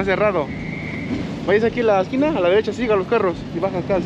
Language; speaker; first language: Spanish; native; Spanish